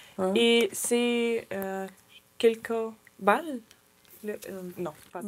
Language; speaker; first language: French; non-native, learner; Ukrainian